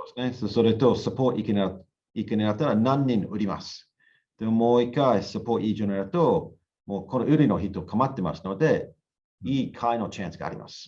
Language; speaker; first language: Japanese; non-native, learner; English